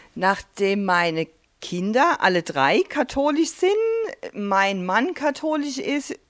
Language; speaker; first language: German; native; German